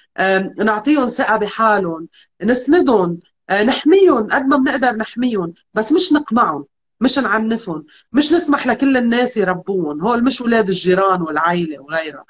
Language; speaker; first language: Arabic; native; Arabic